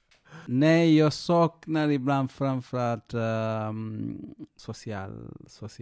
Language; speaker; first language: Swedish; non-native, fluent; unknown